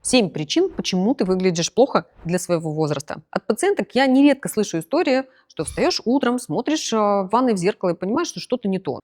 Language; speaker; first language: Russian; native; Russian